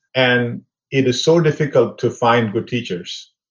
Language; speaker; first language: English; non-native, local second language; Tamil